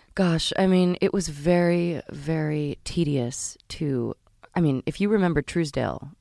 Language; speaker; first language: English; native; English